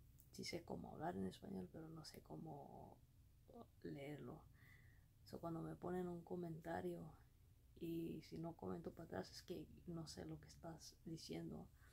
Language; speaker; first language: Spanish; early bilingual, heritage; Spanish